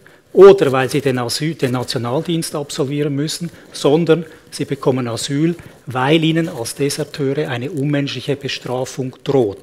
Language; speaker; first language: German; native; German